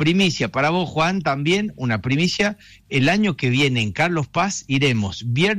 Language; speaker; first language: Spanish; native; Spanish